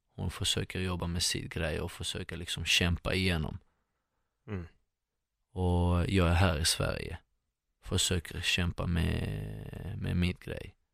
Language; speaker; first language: Swedish; non-native, fluent; Russian